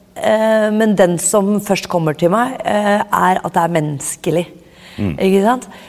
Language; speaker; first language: Norwegian; native; Norwegian